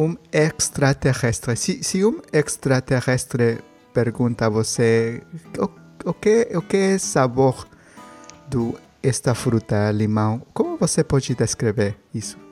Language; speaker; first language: Portuguese; non-native, learner; Spanish